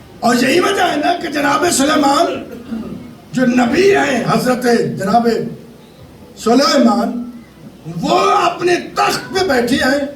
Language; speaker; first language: Urdu; native; Urdu